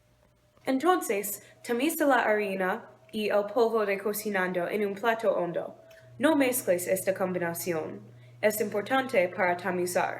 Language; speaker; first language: Spanish; non-native, learner; English